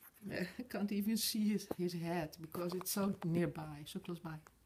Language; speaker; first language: English; non-native, fluent; Dutch